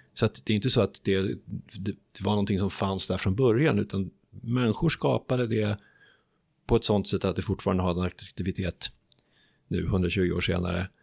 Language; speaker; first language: Swedish; native; Swedish